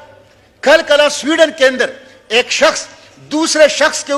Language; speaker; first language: Urdu; non-native, local second language; Pashto